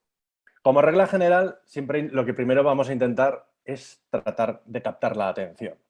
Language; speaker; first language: Spanish; native; Spanish